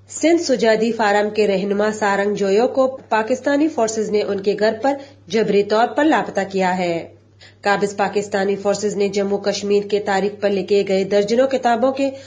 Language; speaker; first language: Urdu; non-native, local second language; Baluchi